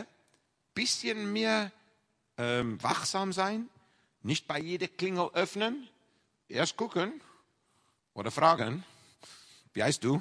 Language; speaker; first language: German; non-native, fluent; English